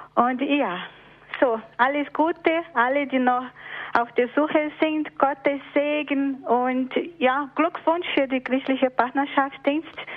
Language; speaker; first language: German; non-native, fluent; Portuguese